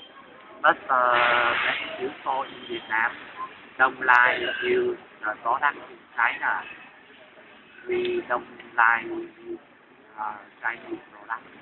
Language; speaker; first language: English; non-native, learner; Vietnamese